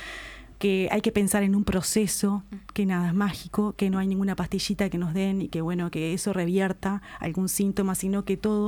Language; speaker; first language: Spanish; native; Spanish